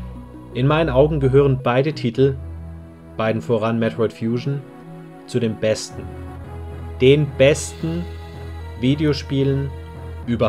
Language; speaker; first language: German; native; German